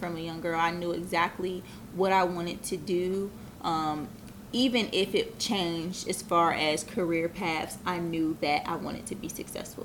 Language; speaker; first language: English; native; English